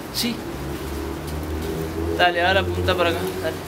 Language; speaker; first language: Spanish; native; Spanish